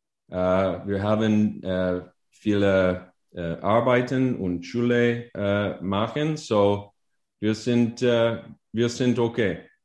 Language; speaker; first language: German; non-native, learner; English